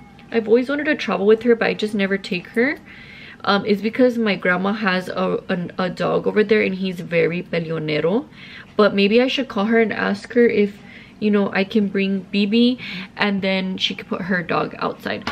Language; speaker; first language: English; early bilingual, other home language; Spanish